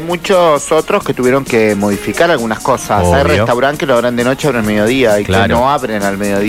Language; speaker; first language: Spanish; native; Spanish